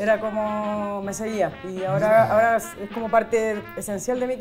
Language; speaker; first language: Spanish; native; Spanish